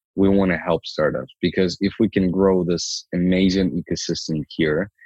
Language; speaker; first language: English; non-native, fluent; Ukrainian